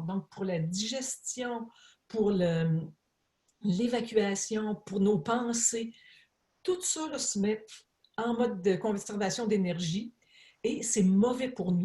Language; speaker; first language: French; native; French